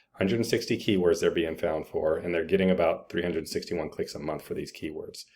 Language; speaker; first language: English; native; English